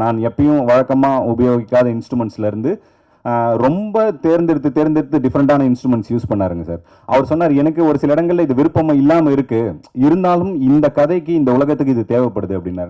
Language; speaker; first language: Tamil; native; Tamil